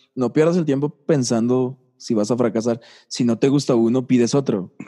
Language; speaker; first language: Spanish; native; Spanish